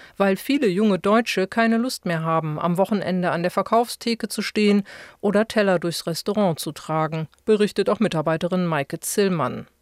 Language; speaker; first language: German; native; German